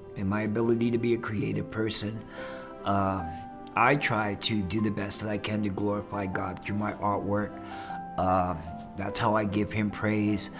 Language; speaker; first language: English; native; English